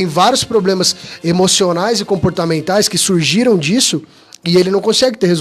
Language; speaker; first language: Portuguese; native; Portuguese